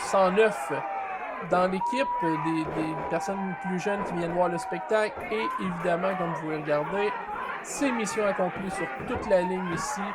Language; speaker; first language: French; native; French